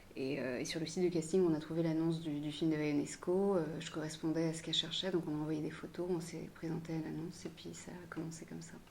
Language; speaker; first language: French; early bilingual, other home language; Romanian